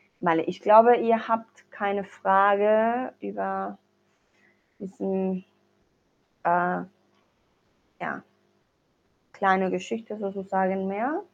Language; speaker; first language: German; non-native, learner; Spanish